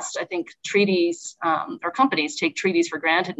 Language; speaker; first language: English; native; English